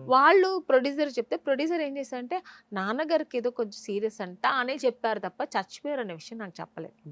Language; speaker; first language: Telugu; native; Telugu